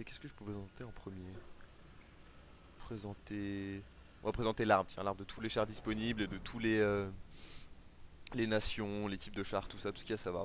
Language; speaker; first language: French; native; French